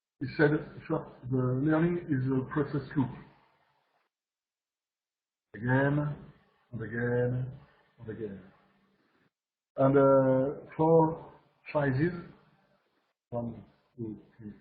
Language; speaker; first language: English; non-native, learner; French